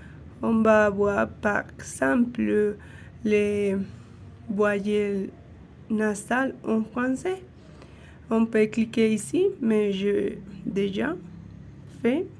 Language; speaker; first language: French; non-native, learner; Spanish